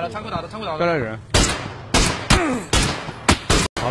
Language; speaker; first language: Chinese; native; Chinese